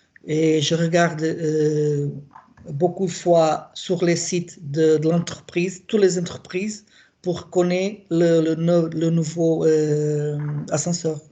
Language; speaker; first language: French; non-native, learner; Portuguese